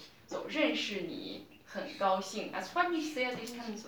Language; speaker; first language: German; non-native, learner; Chinese